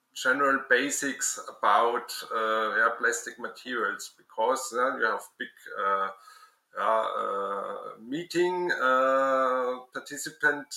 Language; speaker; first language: English; non-native, learner; German